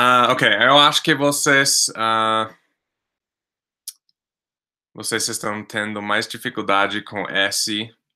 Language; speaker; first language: Portuguese; non-native, fluent; English